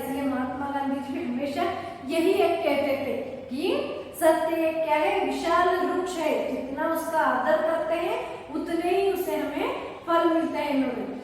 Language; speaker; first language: Hindi; non-native, local second language; Kannada